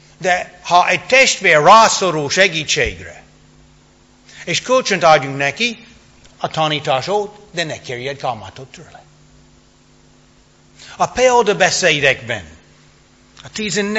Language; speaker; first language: Hungarian; non-native, fluent; English